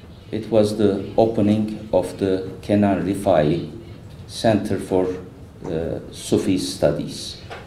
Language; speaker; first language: English; non-native, fluent; Turkish